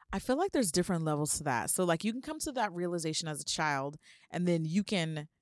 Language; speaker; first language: English; early bilingual, other home language; Yoruba